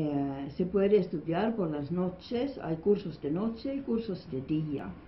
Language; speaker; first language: Spanish; non-native, fluent; Finnish